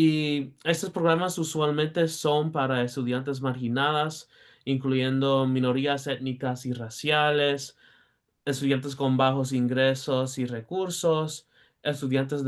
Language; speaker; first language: Spanish; early bilingual, heritage; Spanish